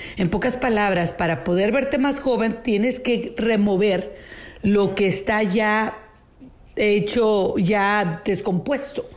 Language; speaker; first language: Spanish; native; Spanish